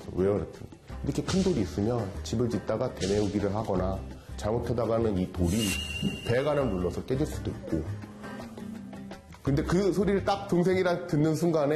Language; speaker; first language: Korean; native; Korean